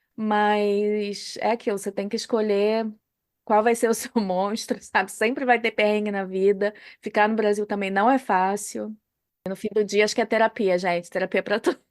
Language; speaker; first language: Portuguese; native; Portuguese